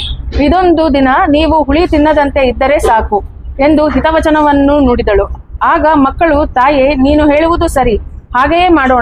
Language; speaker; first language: Kannada; native; Kannada